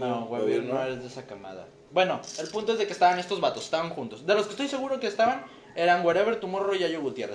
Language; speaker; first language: Spanish; native; Spanish